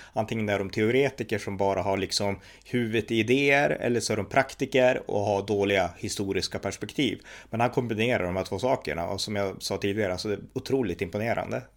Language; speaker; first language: Swedish; native; Swedish